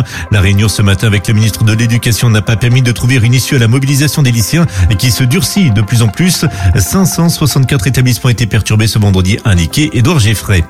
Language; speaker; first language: French; native; French